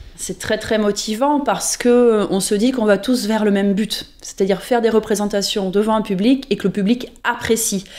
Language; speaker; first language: French; native; French